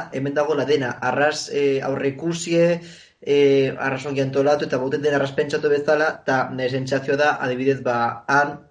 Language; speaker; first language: Basque; non-native, local second language; Spanish